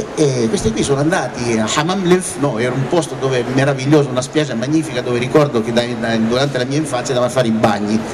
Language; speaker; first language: Italian; early bilingual, heritage; Italian